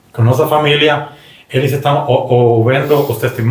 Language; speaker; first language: Portuguese; non-native, learner; Spanish